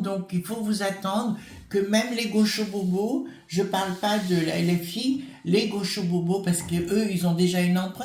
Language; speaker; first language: French; native; French